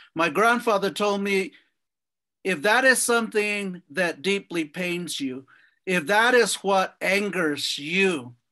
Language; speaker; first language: English; native; English